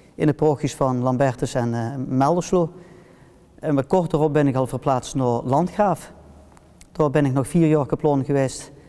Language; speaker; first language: Dutch; early bilingual, heritage; Dutch